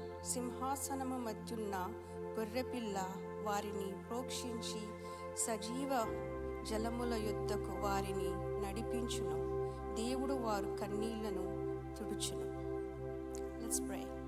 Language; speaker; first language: Telugu; native; Telugu